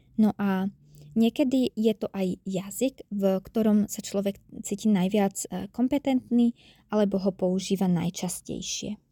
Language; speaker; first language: Slovak; native; Slovak